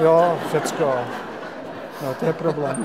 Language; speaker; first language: Czech; early bilingual, heritage; Czech